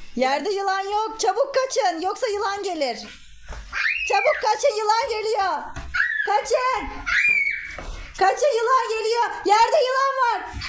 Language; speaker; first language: Turkish; native; Turkish